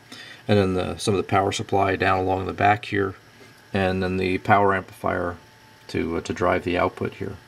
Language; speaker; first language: English; native; English